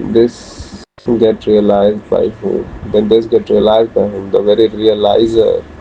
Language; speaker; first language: English; non-native, local second language; Hindi